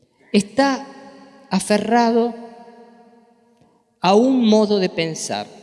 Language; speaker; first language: Spanish; native; Spanish